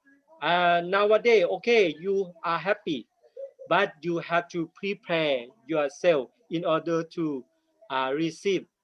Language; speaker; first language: English; non-native, learner; Thai